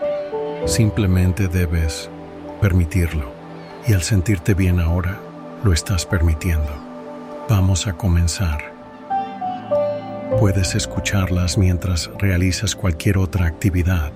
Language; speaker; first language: Spanish; native; Spanish